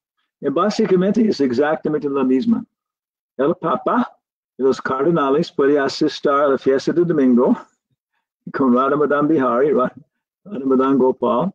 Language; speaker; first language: Spanish; non-native, learner; English